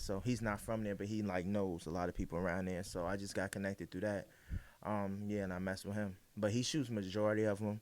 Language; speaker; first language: English; native; English